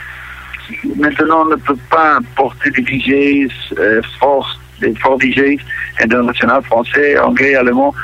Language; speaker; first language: French; non-native, local second language; Catalan